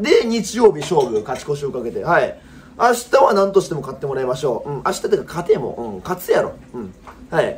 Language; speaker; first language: Japanese; native; Japanese